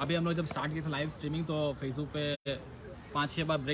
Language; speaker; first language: Hindi; native; Hindi